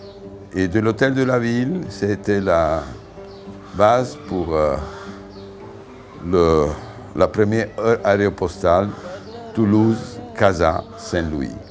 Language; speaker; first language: French; non-native, fluent; Italian